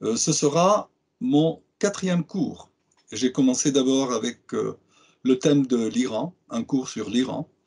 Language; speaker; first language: French; non-native, local second language; Arabic